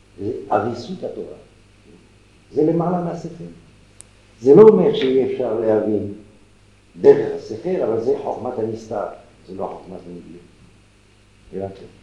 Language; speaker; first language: Hebrew; non-native, fluent; French